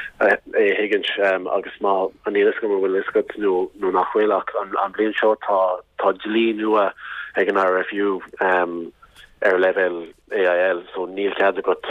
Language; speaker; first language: Irish; non-native, local second language; English